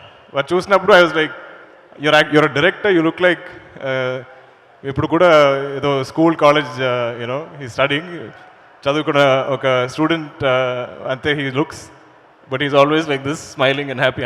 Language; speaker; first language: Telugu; non-native, learner; Malayalam